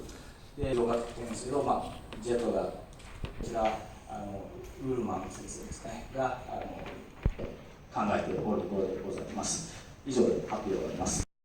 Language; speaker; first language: Japanese; native; Japanese